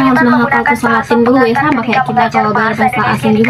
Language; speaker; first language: Indonesian; native; Indonesian